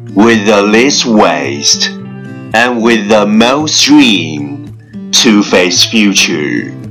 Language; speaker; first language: English; non-native, fluent; Chinese